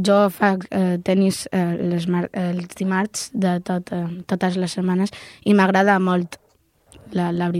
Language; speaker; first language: Catalan; non-native, local second language; Spanish